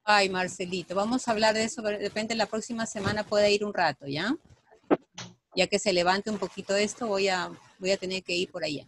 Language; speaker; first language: Spanish; native; Spanish